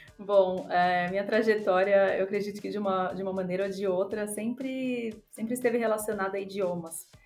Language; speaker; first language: Portuguese; native; Portuguese